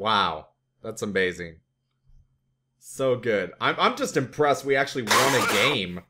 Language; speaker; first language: English; native; English